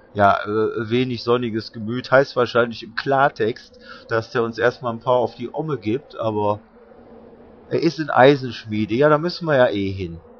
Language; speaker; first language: German; native; German